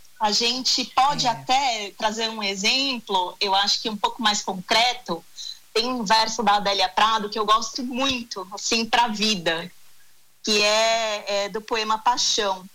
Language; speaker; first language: Portuguese; native; Portuguese